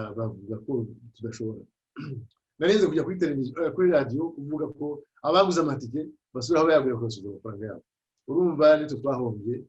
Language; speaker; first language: Kinyarwanda; early bilingual, heritage; Kinyarwanda